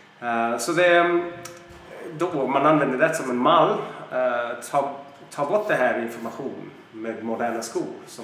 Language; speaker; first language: Swedish; non-native, fluent; English